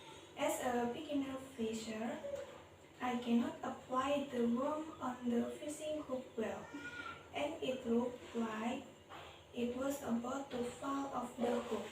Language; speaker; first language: English; non-native, learner; Indonesian